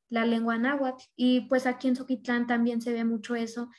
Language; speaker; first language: Spanish; non-native, local second language; Nahuatl languages